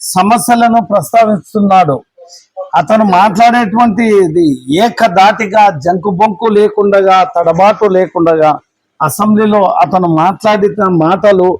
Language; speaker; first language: Telugu; native; Telugu